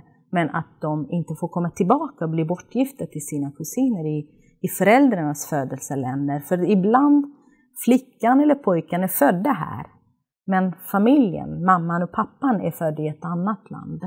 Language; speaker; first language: Swedish; non-native, fluent; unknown